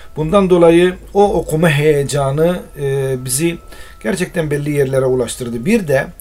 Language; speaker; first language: Turkish; non-native, local second language; Arabic